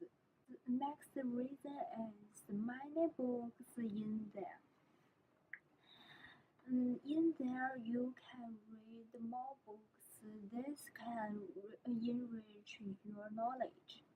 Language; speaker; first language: English; non-native, learner; Chinese